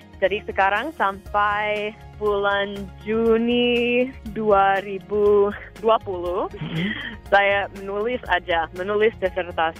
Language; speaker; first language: Indonesian; non-native, fluent; English